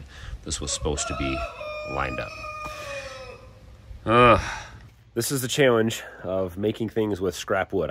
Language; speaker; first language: English; native; English